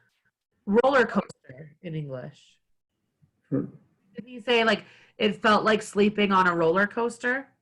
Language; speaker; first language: English; non-native, fluent; Spanish